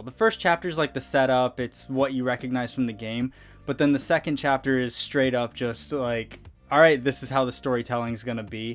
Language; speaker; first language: English; native; English